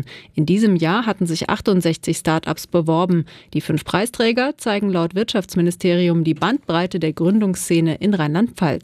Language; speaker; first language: German; native; German